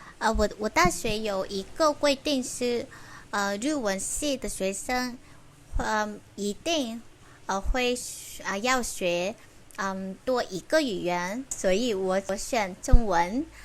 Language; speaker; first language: Chinese; non-native, fluent; Vietnamese